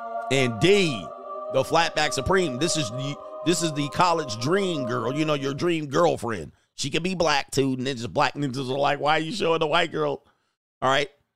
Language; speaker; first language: English; native; English